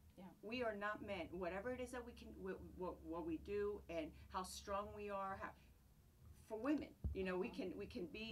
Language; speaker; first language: English; non-native, fluent; Greek